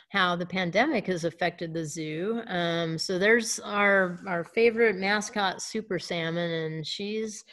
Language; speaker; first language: English; native; English